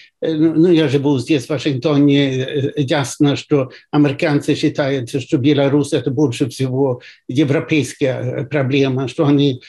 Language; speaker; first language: Russian; non-native, fluent; Swedish